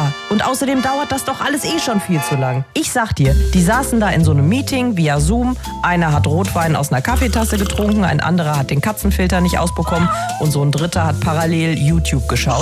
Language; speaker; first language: German; native; German